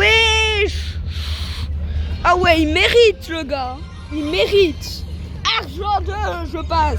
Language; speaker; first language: French; native; French